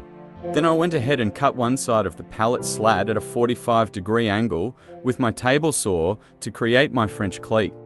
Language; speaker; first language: English; native; English